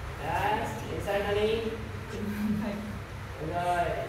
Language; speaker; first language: Vietnamese; non-native, learner; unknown